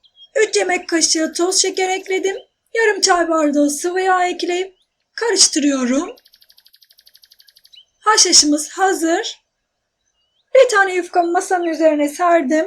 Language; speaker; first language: Turkish; native; Turkish